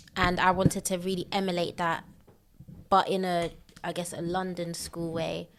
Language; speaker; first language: English; native; English